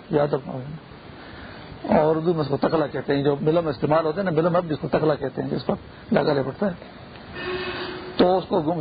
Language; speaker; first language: Urdu; non-native, local second language; Pashto